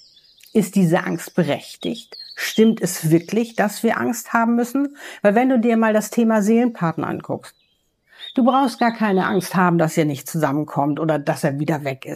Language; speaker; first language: German; native; German